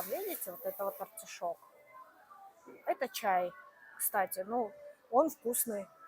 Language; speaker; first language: Russian; native; Russian